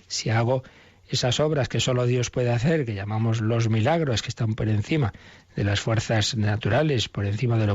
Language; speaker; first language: Spanish; native; Spanish